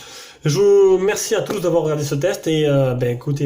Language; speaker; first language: French; native; French